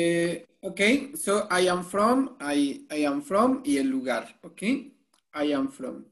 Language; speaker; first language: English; non-native, fluent; Spanish